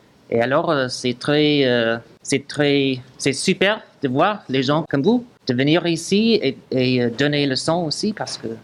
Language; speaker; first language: French; non-native, learner; English